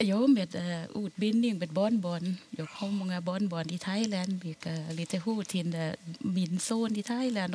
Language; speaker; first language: Swedish; non-native, learner; Thai